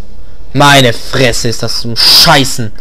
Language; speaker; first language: German; native; German